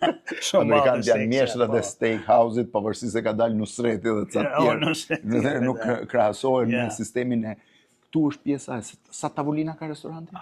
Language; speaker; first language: Albanian; native; Albanian